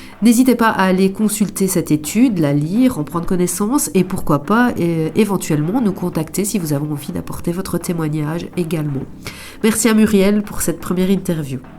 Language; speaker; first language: French; native; French